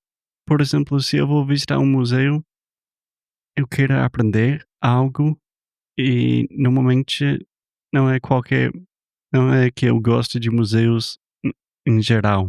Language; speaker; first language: Portuguese; non-native, fluent; English